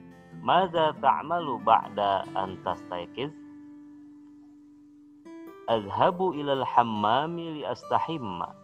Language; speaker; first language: Arabic; non-native, fluent; Indonesian